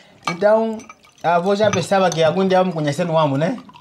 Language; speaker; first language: Portuguese; non-native, learner; Vietnamese